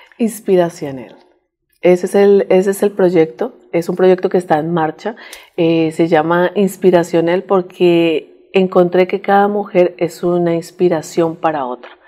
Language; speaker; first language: Spanish; native; Spanish